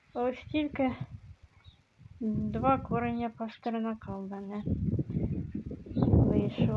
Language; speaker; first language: Ukrainian; native; Ukrainian